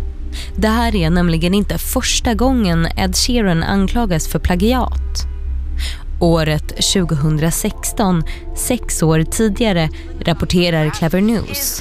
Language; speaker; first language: Swedish; native; Swedish